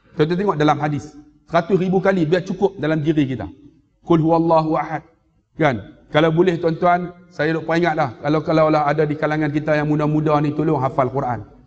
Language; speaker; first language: Malay; native; Malay